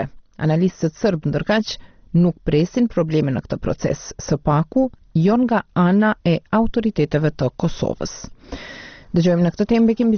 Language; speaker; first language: Albanian; native; Albanian